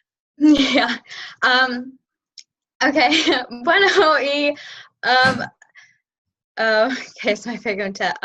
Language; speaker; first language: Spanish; non-native, learner; English